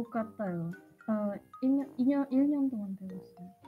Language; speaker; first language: Korean; non-native, learner; Indonesian